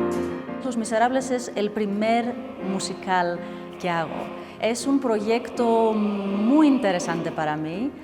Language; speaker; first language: Spanish; non-native, fluent; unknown